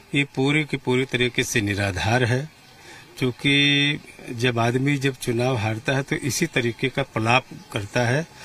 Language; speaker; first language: Hindi; native; Hindi